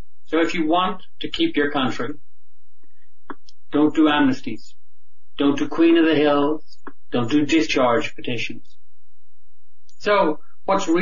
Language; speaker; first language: English; native; English